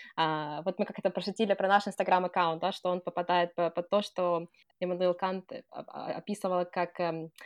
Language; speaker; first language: Russian; non-native, fluent; English